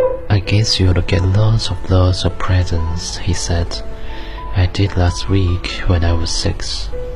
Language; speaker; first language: English; non-native, fluent; Chinese